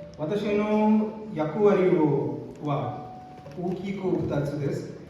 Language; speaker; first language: Japanese; non-native, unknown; Hindi